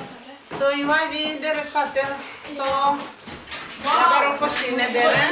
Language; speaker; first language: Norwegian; non-native, learner; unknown